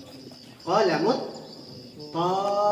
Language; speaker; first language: Arabic; non-native, fluent; Indonesian